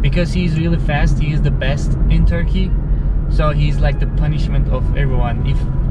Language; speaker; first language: English; non-native, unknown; Turkish